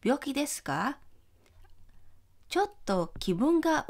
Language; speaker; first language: Japanese; non-native, fluent; Filipino